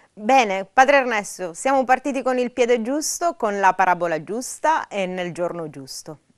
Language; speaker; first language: Italian; native; Italian